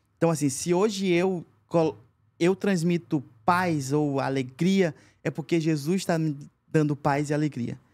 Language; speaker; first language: Portuguese; native; Portuguese